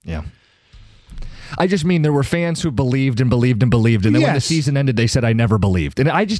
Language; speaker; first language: English; native; English